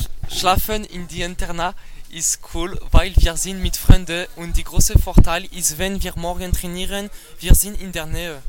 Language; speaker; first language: German; non-native, learner; French